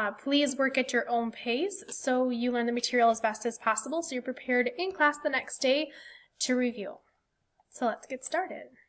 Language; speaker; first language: English; native; English